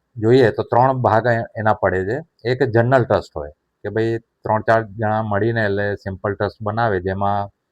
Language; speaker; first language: Gujarati; non-native, local second language; Sindhi